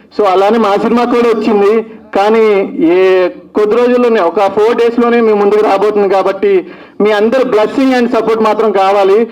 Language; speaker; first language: Telugu; native; Telugu